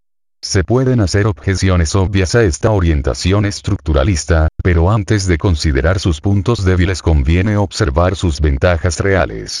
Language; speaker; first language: Spanish; native; Spanish